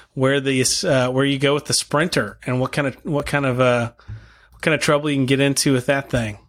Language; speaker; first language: English; native; English